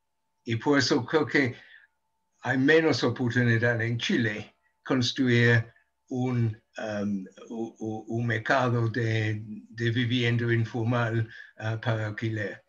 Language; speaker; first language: Spanish; non-native, fluent; English